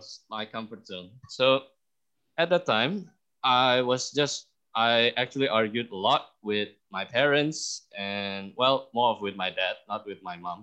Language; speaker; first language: English; early bilingual, other home language; Indonesian